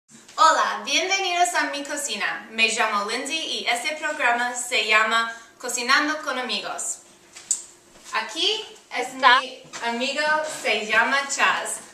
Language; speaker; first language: Spanish; non-native, learner; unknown